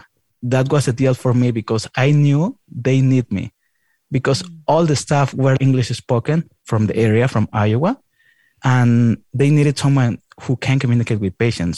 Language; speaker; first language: English; non-native, fluent; Spanish